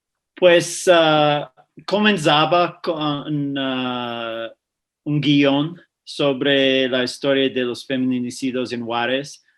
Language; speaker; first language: Spanish; non-native, fluent; English